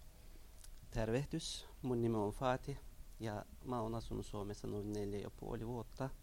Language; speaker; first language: Finnish; non-native, learner; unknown